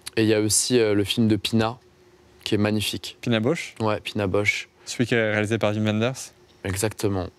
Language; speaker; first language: French; native; French